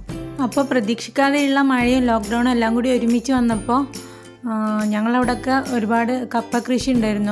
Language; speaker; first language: Malayalam; native; Malayalam